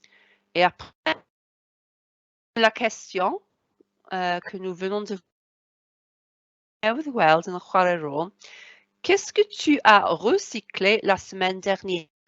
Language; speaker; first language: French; non-native, fluent; Welsh